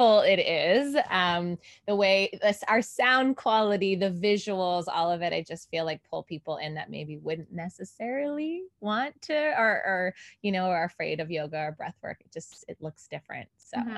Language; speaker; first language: English; native; English